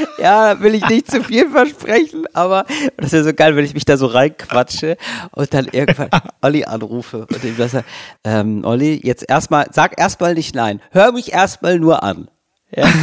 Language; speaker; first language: German; native; German